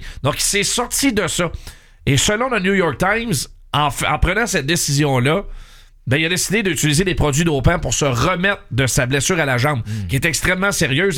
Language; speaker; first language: French; native; French